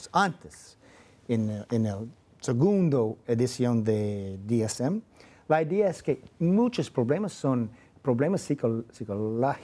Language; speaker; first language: Spanish; non-native, fluent; English